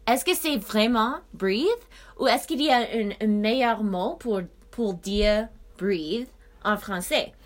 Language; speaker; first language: French; non-native, learner; English